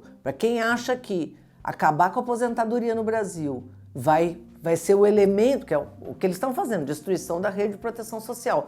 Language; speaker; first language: Portuguese; native; Portuguese